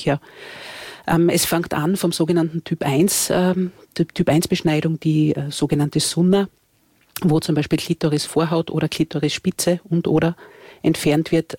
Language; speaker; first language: German; native; German